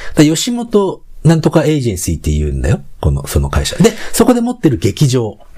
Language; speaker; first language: Japanese; native; Japanese